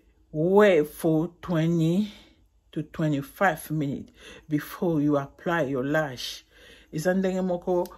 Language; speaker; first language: English; non-native, learner; Lingala